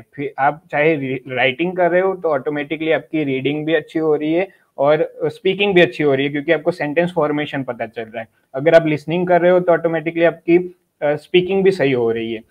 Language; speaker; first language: Hindi; non-native, local second language; Gujarati